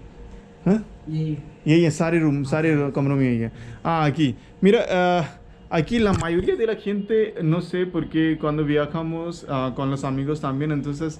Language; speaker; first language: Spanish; non-native, learner; Hindi